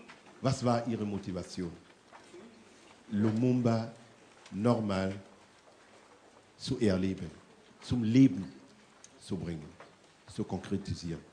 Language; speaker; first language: German; non-native, fluent; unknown